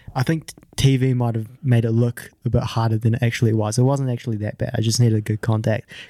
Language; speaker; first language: English; native; English